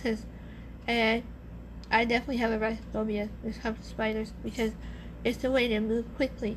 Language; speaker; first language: English; native; English